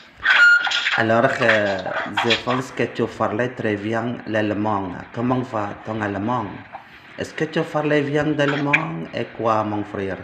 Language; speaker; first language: French; non-native, learner; Indonesian